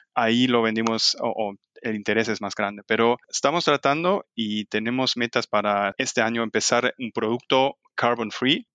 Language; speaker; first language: Spanish; non-native, fluent; German